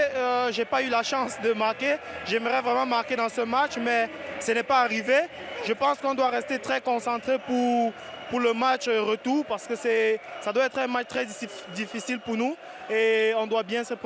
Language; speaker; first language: French; non-native, fluent; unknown